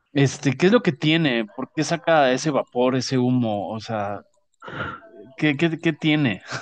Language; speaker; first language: Spanish; native; Spanish